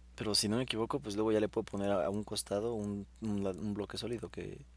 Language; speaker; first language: Spanish; native; Spanish